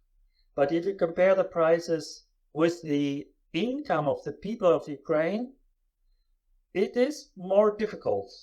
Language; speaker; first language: English; non-native, fluent; German